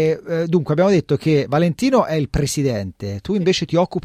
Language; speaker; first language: Italian; native; Italian